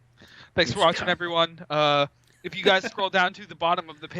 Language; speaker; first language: English; native; English